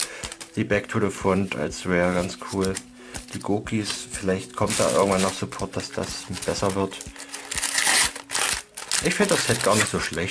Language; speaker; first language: German; native; German